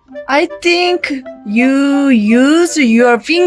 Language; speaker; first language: English; non-native, learner; Korean